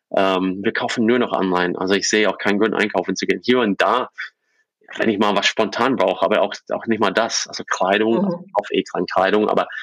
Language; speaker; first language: German; non-native, fluent; English